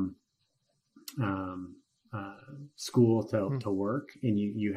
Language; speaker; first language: English; native; English